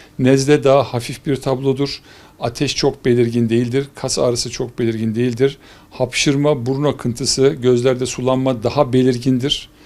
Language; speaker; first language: Turkish; native; Turkish